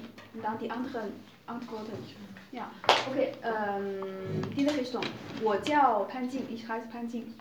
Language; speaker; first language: German; non-native, fluent; Chinese